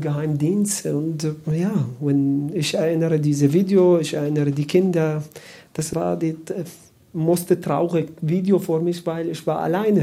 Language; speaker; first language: German; non-native, learner; Arabic